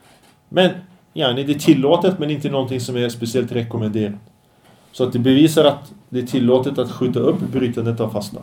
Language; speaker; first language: Swedish; early bilingual, other home language; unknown